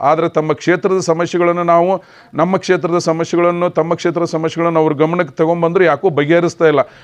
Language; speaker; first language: Kannada; native; Kannada